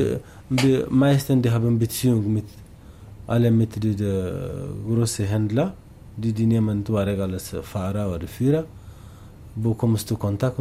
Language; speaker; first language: German; non-native, learner; Tamasheq